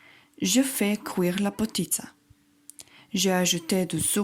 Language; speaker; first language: French; non-native, learner; Slovenian